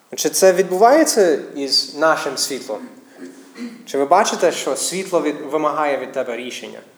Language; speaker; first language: Ukrainian; non-native, fluent; English